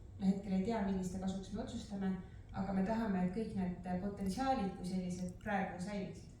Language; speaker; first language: Estonian; native; Estonian